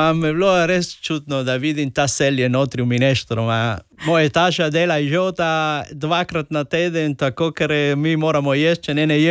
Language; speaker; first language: Slovenian; non-native, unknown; Spanish